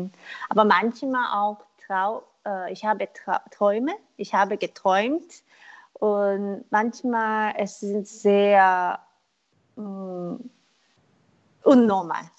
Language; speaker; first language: German; non-native, learner; Korean